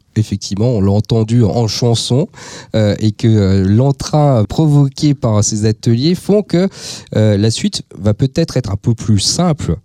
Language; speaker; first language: French; native; French